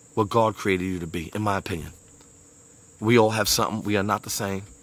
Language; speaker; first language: English; native; English